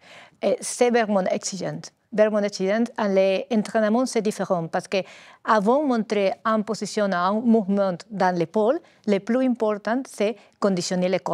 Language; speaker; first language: French; non-native, learner; Spanish